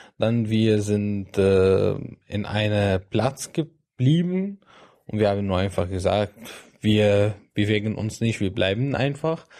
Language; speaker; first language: German; non-native, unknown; Arabic